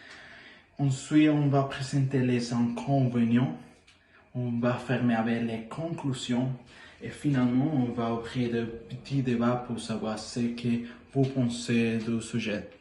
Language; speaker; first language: French; non-native, learner; Spanish